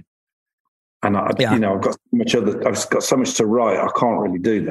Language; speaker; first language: English; native; English